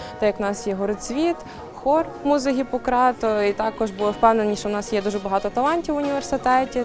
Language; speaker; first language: Ukrainian; native; Ukrainian